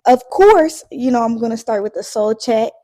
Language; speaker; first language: English; native; English